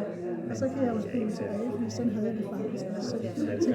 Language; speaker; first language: Danish; native; Danish